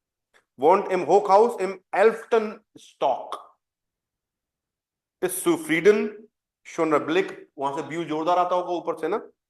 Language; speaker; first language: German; non-native, fluent; Hindi